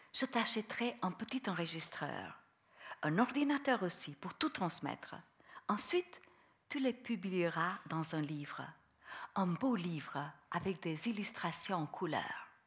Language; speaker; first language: French; non-native, fluent; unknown